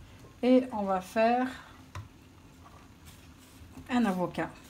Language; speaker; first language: French; native; French